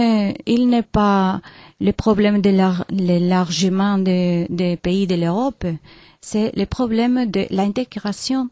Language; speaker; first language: French; non-native, learner; Spanish